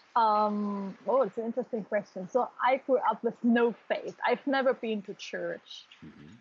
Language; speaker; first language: English; non-native, fluent; German